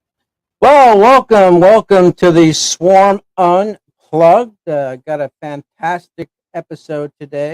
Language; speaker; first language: English; native; English